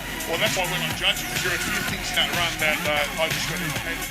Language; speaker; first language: English; native; English